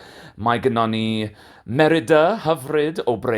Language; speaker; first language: Welsh; non-native, learner; English